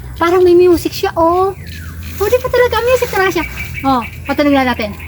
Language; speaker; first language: Filipino; non-native, local second language; Bikol